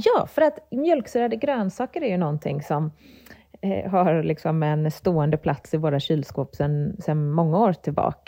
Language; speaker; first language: Swedish; native; Swedish